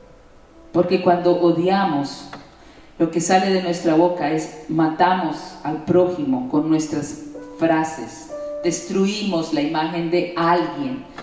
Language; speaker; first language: Spanish; native; Spanish